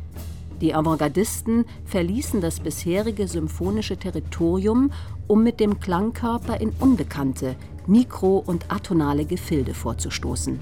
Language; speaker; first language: German; native; German